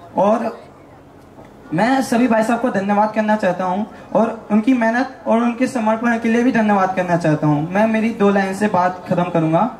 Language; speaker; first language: Hindi; native; Hindi